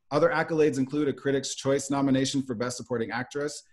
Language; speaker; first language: English; native; English